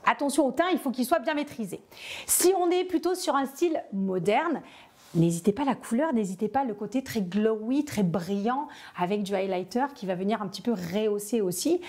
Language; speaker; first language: French; native; French